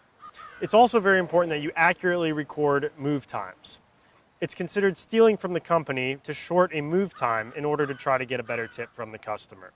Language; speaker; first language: English; native; English